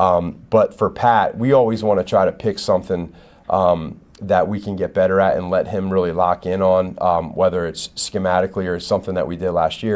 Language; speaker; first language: English; native; English